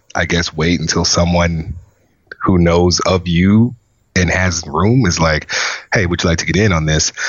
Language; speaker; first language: English; native; English